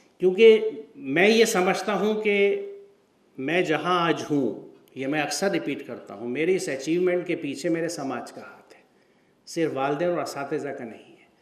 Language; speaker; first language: Urdu; native; Urdu